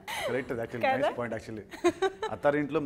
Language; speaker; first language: Telugu; non-native, learner; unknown